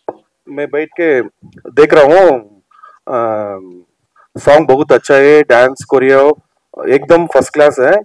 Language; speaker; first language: Hindi; non-native, local second language; Telugu